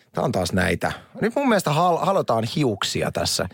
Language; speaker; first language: Finnish; native; Finnish